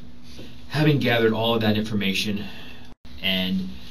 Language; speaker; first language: English; native; English